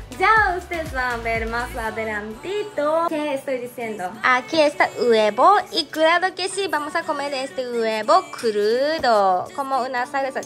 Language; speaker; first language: Spanish; non-native, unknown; Japanese